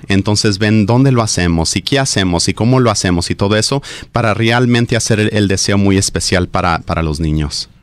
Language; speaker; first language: Spanish; early bilingual, heritage; Spanish